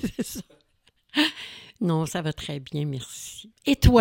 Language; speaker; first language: French; native; French